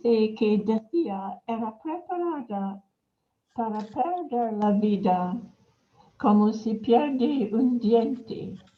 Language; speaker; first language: Spanish; non-native, fluent; English